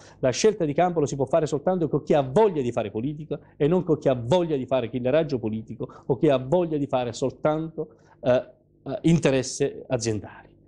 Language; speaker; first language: Italian; native; Italian